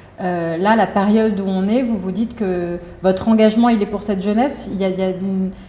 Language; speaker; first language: French; native; French